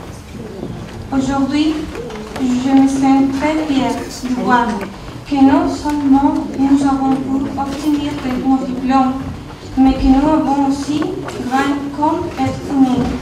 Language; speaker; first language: French; non-native, learner; Spanish